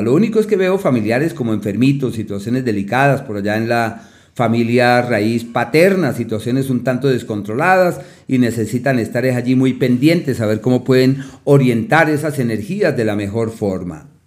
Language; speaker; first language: Spanish; native; Spanish